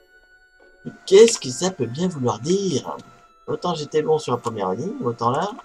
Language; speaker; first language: French; native; French